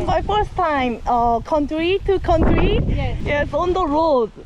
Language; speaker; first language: English; non-native, learner; Korean